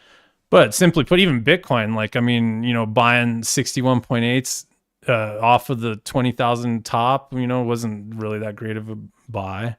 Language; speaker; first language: English; native; English